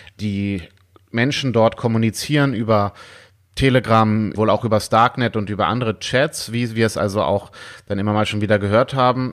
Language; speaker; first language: German; native; German